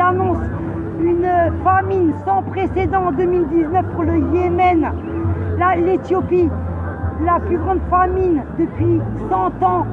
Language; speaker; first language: French; native; French